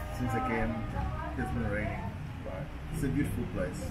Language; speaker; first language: English; native; English